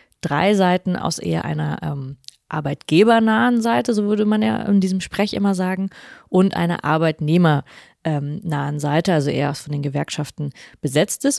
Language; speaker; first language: German; native; German